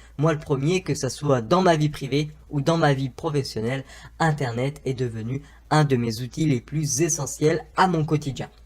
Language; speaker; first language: French; native; French